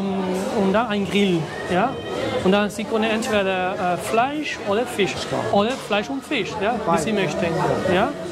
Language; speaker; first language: German; non-native, fluent; Spanish